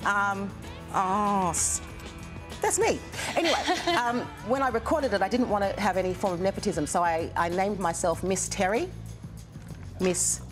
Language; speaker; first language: English; native; English